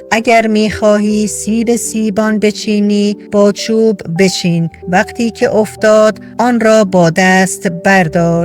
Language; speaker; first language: Persian; native; Persian